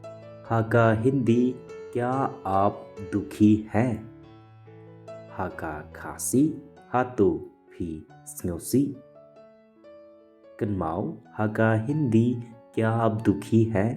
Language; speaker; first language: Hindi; non-native, local second language; Khasi